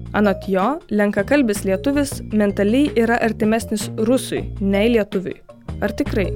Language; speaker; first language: Lithuanian; non-native, local second language; Polish